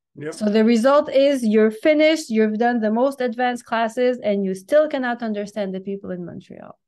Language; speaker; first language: English; non-native, fluent; French